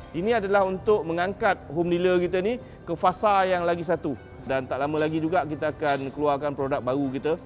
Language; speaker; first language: Malay; native; Malay